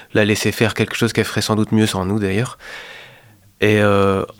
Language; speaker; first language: French; native; French